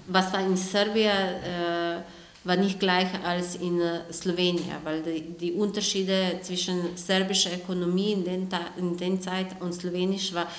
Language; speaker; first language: German; non-native, fluent; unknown